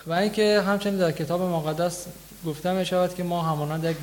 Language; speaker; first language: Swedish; non-native, fluent; Persian